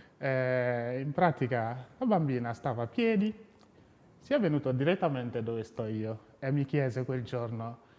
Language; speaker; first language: Italian; non-native, fluent; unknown